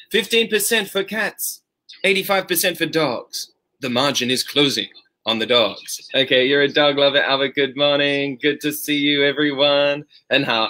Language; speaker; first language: English; native; English